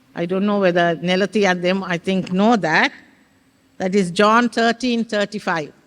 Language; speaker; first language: English; non-native, local second language; Sinhala